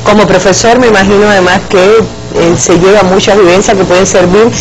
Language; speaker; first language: Spanish; native; Spanish